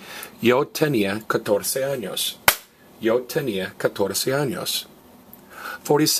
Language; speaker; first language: Spanish; non-native, fluent; English